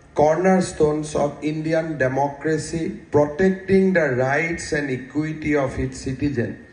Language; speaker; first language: English; non-native, local second language; Assamese